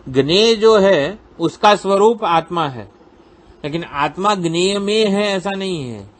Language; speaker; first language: Hindi; non-native, local second language; Gujarati